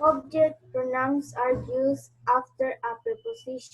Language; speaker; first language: English; non-native, learner; Spanish